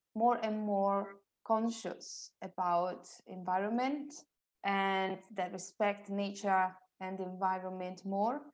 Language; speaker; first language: English; non-native, fluent; Italian